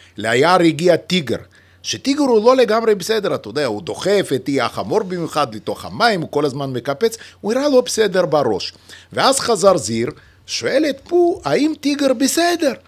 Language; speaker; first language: Hebrew; non-native, fluent; Yiddish